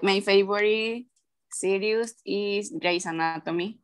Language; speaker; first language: English; non-native, learner; Spanish